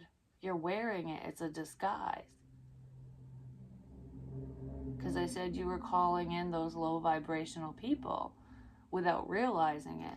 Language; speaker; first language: English; native; English